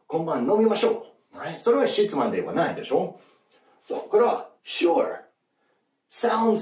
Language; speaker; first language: Japanese; non-native, learner; English